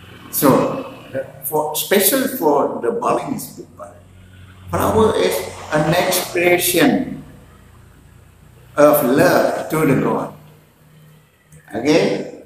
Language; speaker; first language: English; non-native, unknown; Balinese